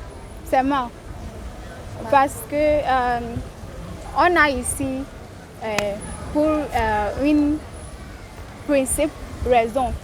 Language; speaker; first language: French; non-native, learner; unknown